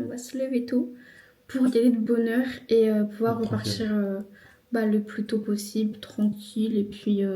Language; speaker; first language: French; native; French